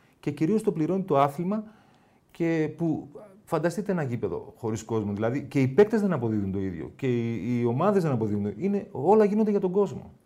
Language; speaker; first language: Greek; native; Greek